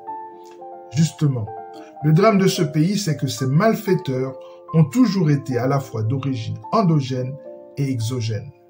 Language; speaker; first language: French; non-native, local second language; Haitian Creole